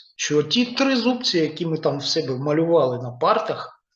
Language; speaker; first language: Ukrainian; non-native, local second language; Russian